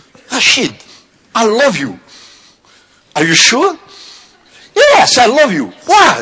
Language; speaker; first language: English; non-native, fluent; Kabyle